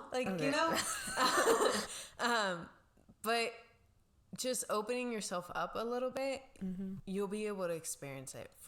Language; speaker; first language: English; non-native, local second language; Spanish